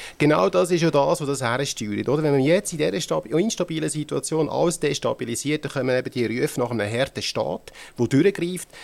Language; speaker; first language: German; native; German